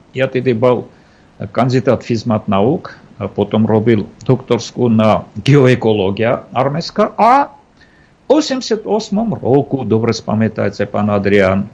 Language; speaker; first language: Ukrainian; non-native, learner; Armenian